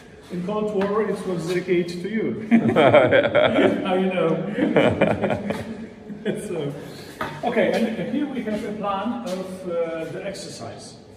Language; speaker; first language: English; non-native, learner; Polish